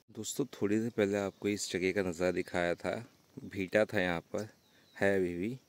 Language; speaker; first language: Hindi; native; Hindi